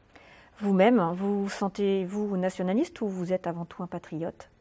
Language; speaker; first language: French; native; French